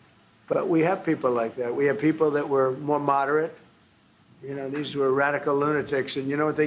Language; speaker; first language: English; native; English